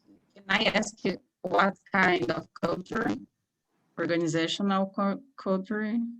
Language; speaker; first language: English; non-native, learner; Portuguese